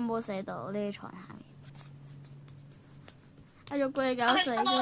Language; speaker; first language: Chinese; native; Chinese